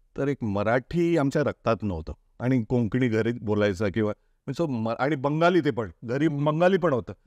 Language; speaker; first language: Marathi; non-native, local second language; Konkani